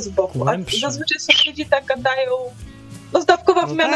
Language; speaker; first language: Polish; native; Polish